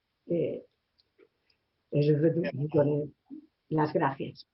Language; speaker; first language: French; non-native, learner; Spanish